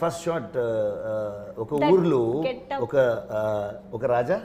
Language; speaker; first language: Telugu; non-native, learner; Kannada